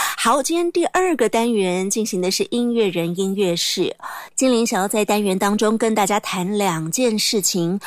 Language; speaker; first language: Chinese; native; Chinese